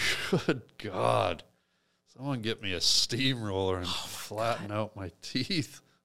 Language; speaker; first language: English; native; English